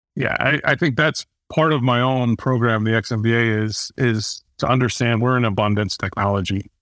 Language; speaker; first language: English; native; English